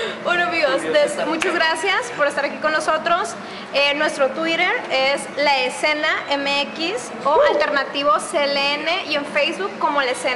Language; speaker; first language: Spanish; native; Spanish